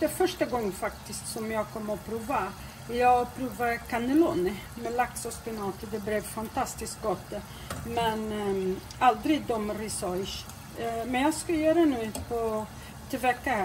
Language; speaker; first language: Swedish; non-native, fluent; Portuguese